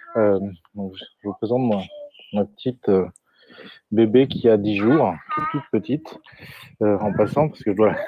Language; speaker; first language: French; non-native, fluent; Spanish